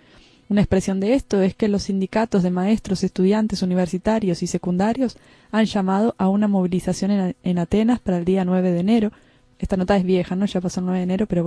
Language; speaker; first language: Spanish; native; Spanish